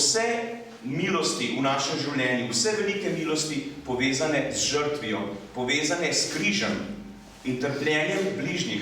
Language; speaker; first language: Slovenian; native; Slovenian